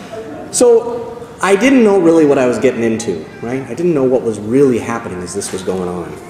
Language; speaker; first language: English; native; English